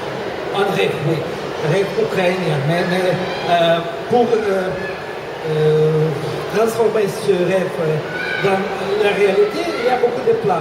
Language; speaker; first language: French; non-native, fluent; Russian